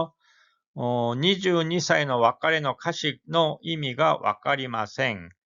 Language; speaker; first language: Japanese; non-native, fluent; Korean